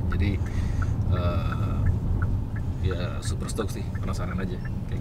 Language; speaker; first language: Indonesian; native; Indonesian